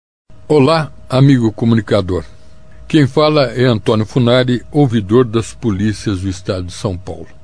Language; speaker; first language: Portuguese; native; Portuguese